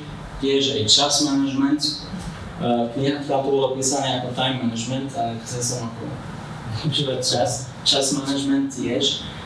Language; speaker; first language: Slovak; non-native, fluent; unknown